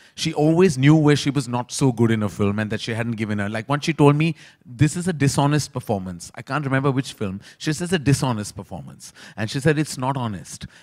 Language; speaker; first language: English; non-native, local second language; Hindi